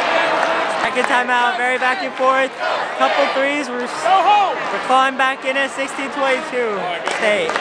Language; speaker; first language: English; native; English